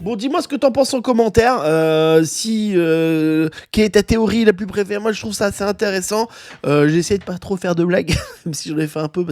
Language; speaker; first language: French; native; French